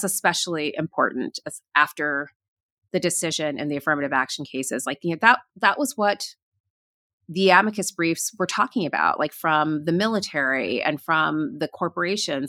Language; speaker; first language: English; native; English